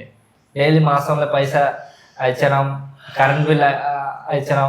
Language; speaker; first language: Malayalam; non-native, learner; Bangla